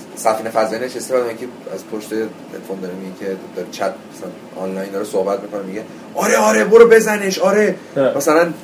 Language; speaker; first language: Persian; native; Persian